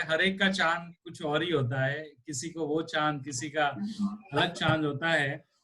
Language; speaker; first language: Hindi; non-native, local second language; Nepali